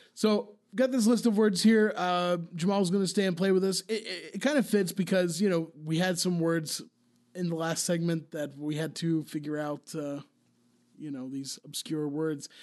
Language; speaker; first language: English; native; English